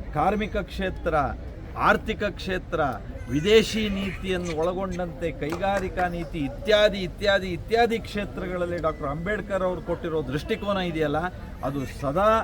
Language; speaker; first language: Kannada; native; Kannada